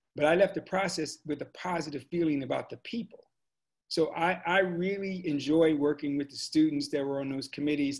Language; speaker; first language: English; native; English